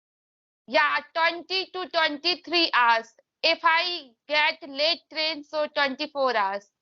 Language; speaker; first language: English; non-native, learner; Hindi